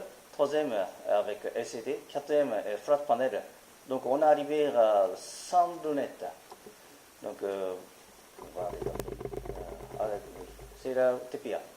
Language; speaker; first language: French; non-native, learner; Japanese